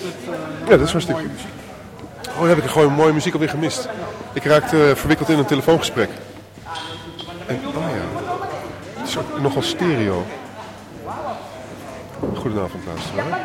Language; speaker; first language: Dutch; native; Dutch